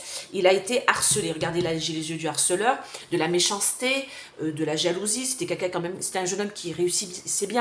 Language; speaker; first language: French; native; French